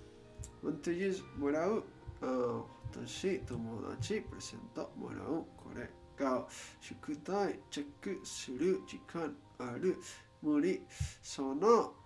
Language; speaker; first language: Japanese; non-native, learner; English